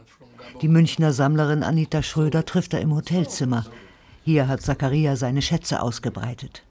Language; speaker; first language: German; native; German